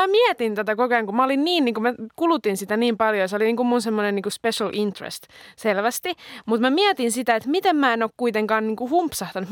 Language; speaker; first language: Finnish; native; Finnish